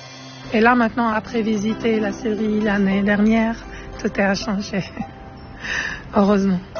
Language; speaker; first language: French; non-native, fluent; Arabic